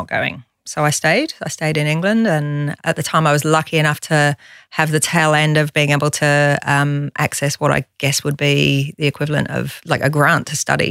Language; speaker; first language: English; native; English